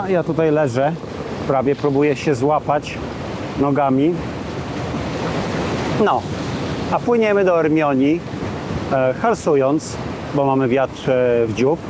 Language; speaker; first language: Polish; native; Polish